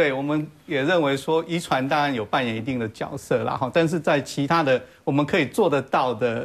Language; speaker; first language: Chinese; native; Chinese